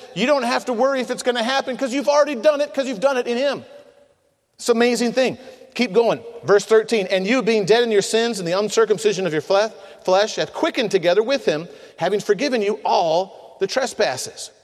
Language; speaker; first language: English; native; English